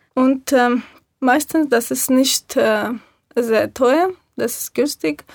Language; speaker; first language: German; non-native, learner; Russian